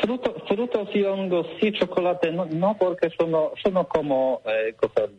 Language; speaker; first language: Spanish; non-native, learner; Polish